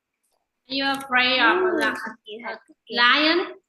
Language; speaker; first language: English; non-native, fluent; Vietnamese